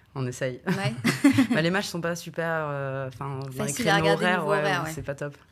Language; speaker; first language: French; native; French